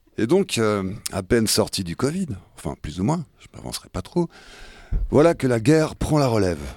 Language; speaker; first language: French; native; French